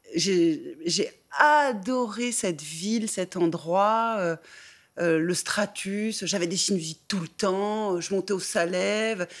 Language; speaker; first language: French; native; French